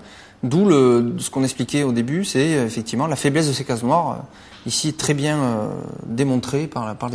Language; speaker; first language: French; native; French